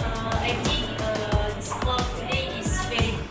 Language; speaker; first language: English; non-native, learner; Indonesian